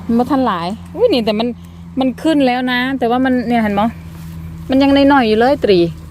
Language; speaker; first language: Thai; native; Thai